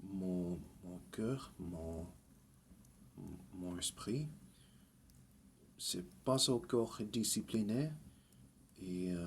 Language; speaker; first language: French; early bilingual, heritage; English